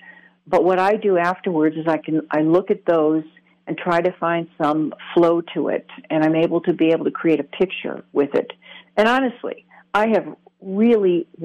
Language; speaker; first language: English; native; English